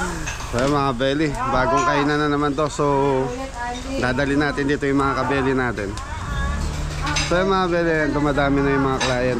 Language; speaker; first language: Filipino; native; Filipino